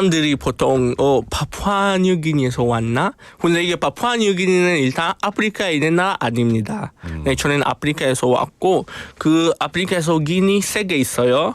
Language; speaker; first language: Korean; non-native, fluent; Spanish